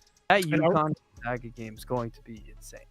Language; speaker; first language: English; native; English